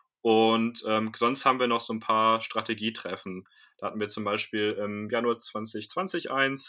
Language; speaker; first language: German; native; German